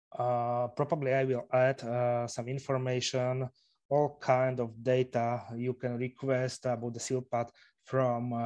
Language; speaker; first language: English; non-native, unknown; Slovak